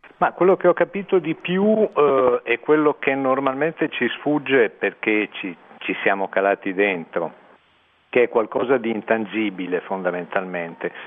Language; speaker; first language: Italian; native; Italian